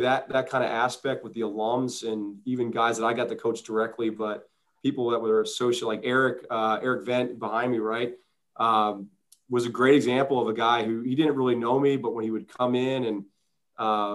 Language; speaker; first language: English; native; English